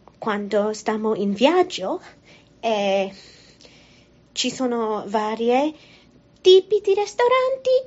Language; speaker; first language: Italian; non-native, learner; English